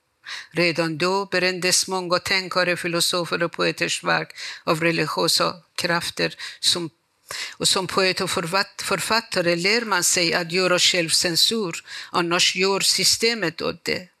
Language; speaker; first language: Swedish; non-native, fluent; Persian